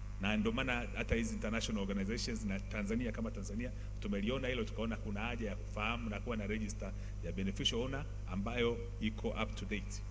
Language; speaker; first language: Swahili; native; Swahili